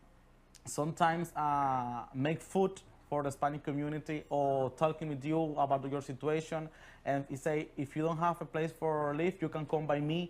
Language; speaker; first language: English; non-native, learner; Spanish